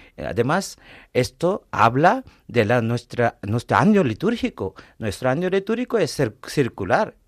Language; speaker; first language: Spanish; non-native, fluent; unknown